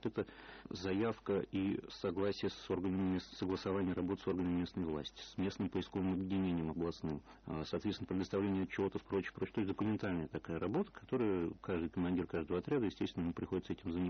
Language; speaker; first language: Russian; native; Russian